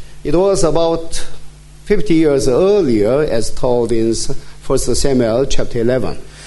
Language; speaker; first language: English; non-native, fluent; Korean